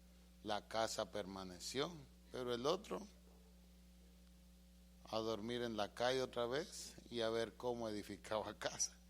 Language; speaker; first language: Spanish; native; Spanish